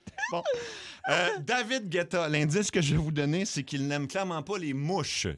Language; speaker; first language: French; native; French